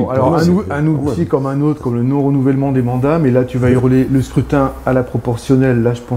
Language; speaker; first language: French; native; French